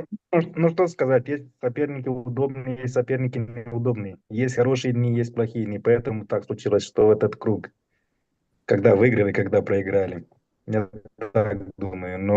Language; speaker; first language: Russian; non-native, fluent; Romanian